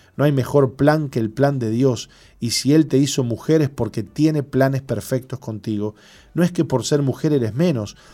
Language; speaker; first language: Spanish; native; Spanish